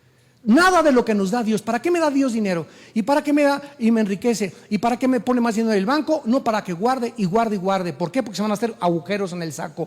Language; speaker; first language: Spanish; native; Spanish